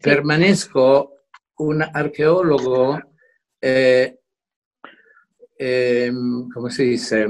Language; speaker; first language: Spanish; non-native, fluent; Italian